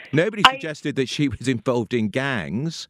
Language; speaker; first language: English; native; English